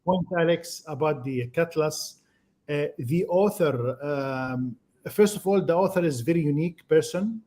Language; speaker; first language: English; non-native, fluent; Arabic